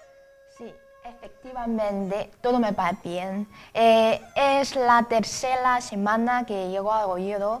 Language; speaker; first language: Spanish; non-native, fluent; Chinese